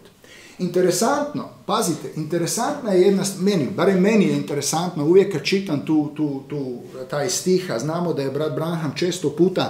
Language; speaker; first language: Croatian; native; Croatian